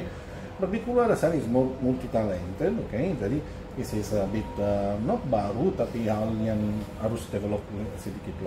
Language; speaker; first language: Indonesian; non-native, learner; English